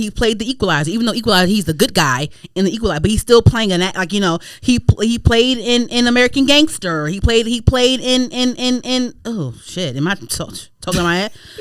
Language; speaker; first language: English; native; English